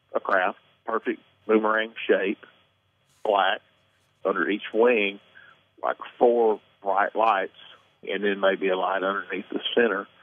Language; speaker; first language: English; native; English